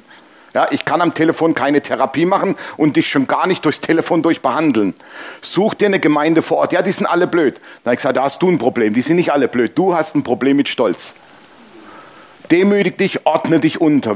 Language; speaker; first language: German; native; German